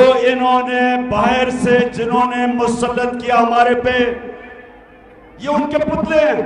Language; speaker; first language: Urdu; native; Urdu